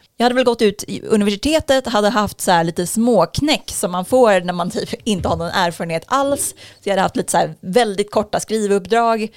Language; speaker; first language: Swedish; native; Swedish